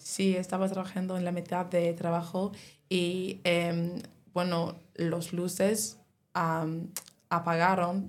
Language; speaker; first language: Spanish; non-native, learner; English